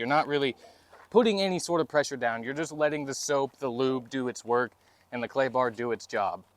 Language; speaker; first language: English; native; English